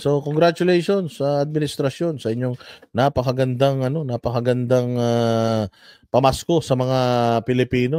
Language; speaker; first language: Filipino; native; Filipino